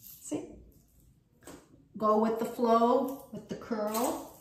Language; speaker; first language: English; native; English